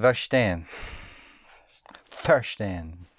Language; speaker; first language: German; non-native, learner; English